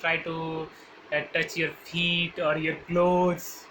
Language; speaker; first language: English; non-native, learner; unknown